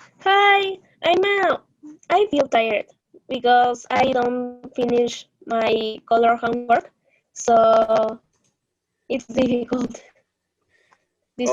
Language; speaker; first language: English; non-native, learner; Spanish